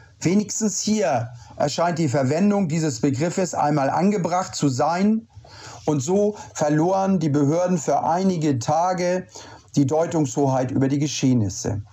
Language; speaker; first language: German; native; German